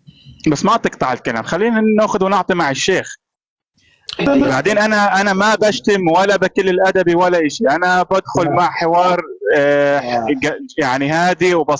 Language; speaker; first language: Arabic; native; Arabic